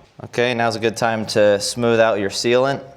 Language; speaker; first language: English; native; English